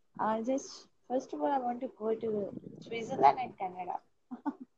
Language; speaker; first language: English; non-native, learner; Gujarati